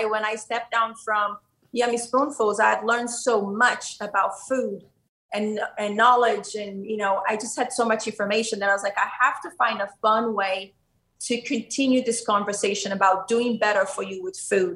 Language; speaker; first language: English; non-native, fluent; Portuguese